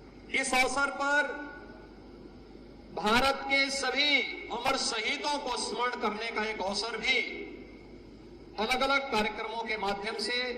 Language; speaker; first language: Hindi; native; Hindi